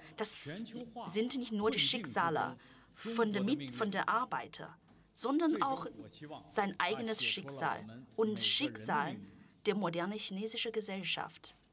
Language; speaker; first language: German; non-native, fluent; Chinese